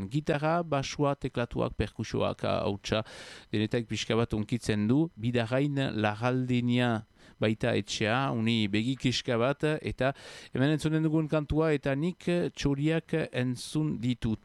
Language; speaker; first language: Basque; native; Basque